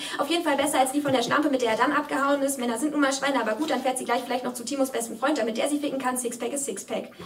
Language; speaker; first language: German; native; German